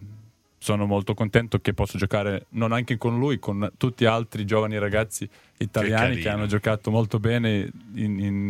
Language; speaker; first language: Italian; non-native, learner; Serbian